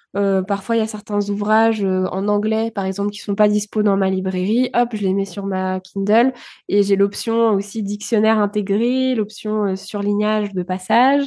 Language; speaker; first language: French; early bilingual, other home language; Bulgarian